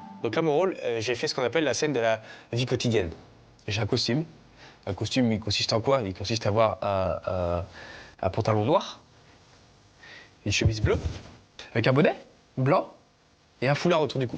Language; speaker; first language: French; native; French